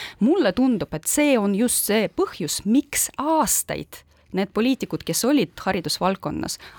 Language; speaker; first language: Estonian; non-native, local second language; Russian